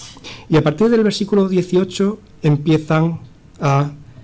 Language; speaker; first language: Spanish; native; Spanish